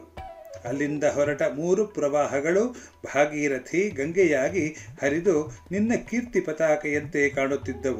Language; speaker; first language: Kannada; native; Kannada